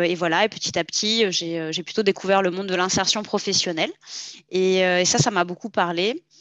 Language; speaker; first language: French; native; French